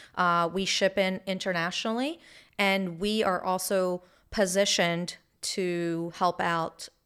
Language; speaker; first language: English; early bilingual, other home language; Hebrew